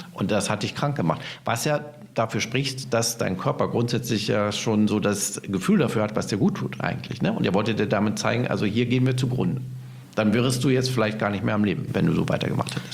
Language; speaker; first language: German; native; German